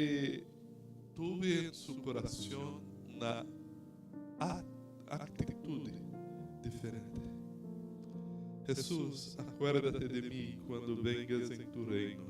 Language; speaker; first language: Spanish; non-native, fluent; Portuguese